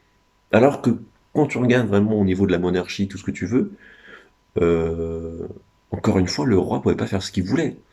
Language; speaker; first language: French; native; French